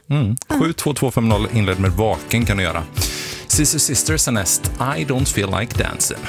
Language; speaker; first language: Swedish; native; Swedish